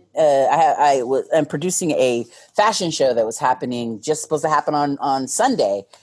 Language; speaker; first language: English; native; English